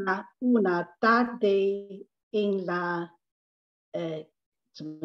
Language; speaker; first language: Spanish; non-native, learner; Chinese